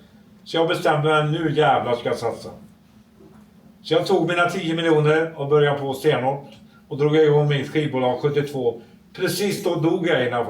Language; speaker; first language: Swedish; native; Swedish